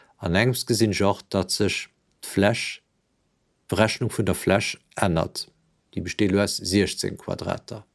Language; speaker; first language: German; non-native, local second language; Luxembourgish